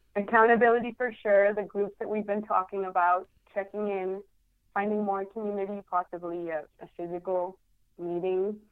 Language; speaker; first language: English; non-native, fluent; Spanish